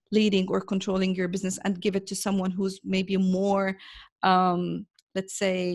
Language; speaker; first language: English; non-native, fluent; Arabic